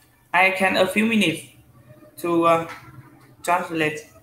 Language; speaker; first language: English; non-native, learner; Vietnamese